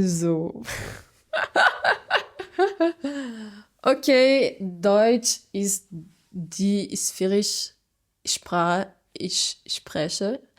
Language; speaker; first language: German; non-native, learner; Portuguese